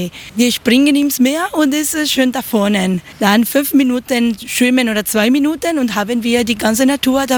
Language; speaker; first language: German; non-native, learner; Spanish